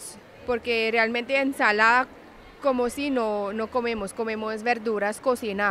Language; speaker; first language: Spanish; non-native, fluent; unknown